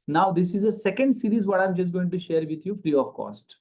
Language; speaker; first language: English; non-native, local second language; Marathi